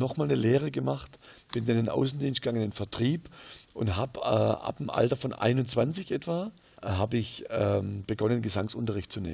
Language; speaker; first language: German; native; German